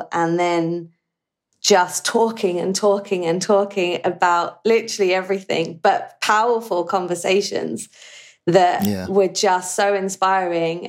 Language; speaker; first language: English; native; English